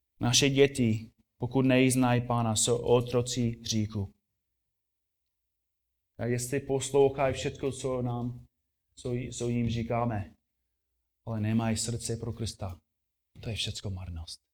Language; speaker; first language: Czech; non-native, fluent; English